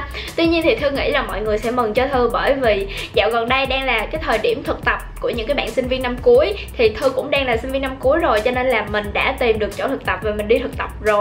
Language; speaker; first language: Vietnamese; native; Vietnamese